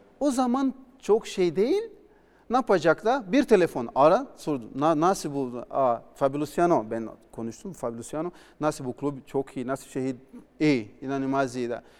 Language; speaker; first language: Turkish; non-native, learner; Portuguese